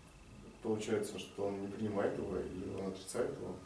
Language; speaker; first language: Russian; native; Russian